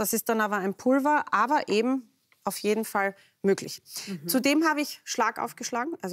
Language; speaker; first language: German; native; German